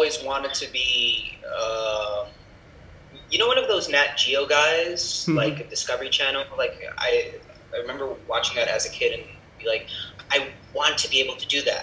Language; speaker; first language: English; non-native, fluent; Spanish